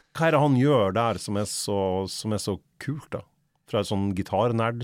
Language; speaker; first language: Norwegian; native; Norwegian